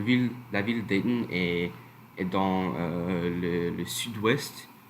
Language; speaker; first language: French; non-native, learner; English